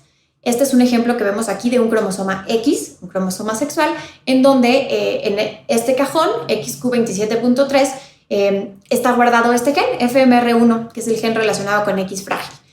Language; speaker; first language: Spanish; native; Spanish